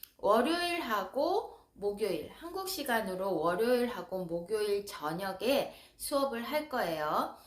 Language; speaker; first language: Korean; native; Korean